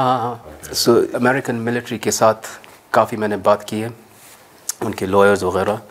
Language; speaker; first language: Hindi; early bilingual, heritage; English